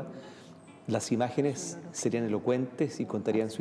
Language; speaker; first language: Spanish; native; Spanish